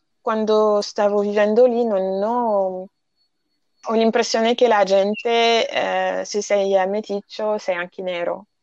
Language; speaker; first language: Italian; non-native, fluent; French